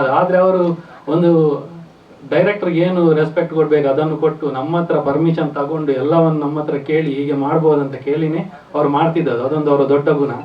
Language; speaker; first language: Kannada; non-native, local second language; Tulu